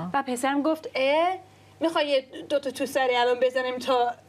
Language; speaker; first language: Persian; early bilingual, heritage; Persian